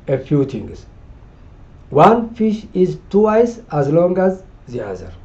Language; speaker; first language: English; non-native, local second language; Amharic